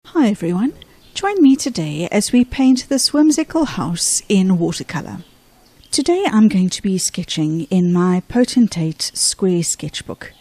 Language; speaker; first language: English; native; English